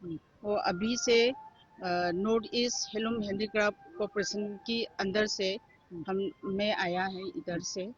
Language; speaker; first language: Hindi; non-native, local second language; Manipuri